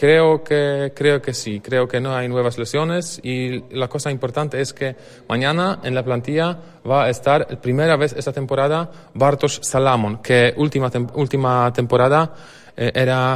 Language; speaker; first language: Spanish; non-native, fluent; Polish